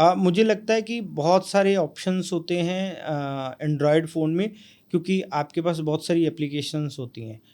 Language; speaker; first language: Hindi; non-native, local second language; Punjabi